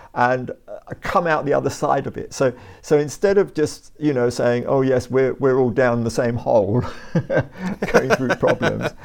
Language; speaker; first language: English; native; English